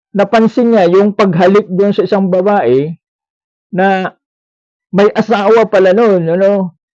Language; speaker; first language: Filipino; non-native, local second language; Cebuano